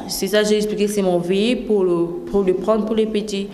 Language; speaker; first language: French; non-native, local second language; Lingala